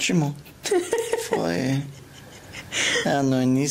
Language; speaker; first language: Portuguese; non-native, learner; German